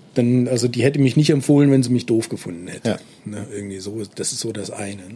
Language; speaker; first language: German; native; German